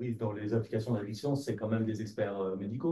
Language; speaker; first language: French; native; French